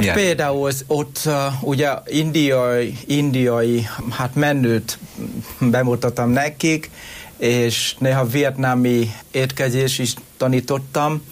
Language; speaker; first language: Hungarian; non-native, learner; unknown